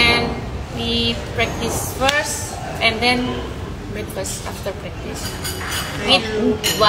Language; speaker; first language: English; non-native, learner; Indonesian